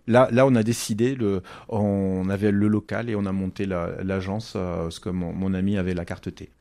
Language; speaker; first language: French; native; French